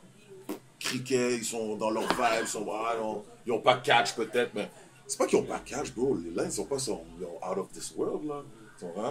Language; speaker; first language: French; native; French